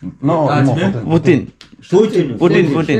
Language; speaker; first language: Russian; non-native, learner; Malayalam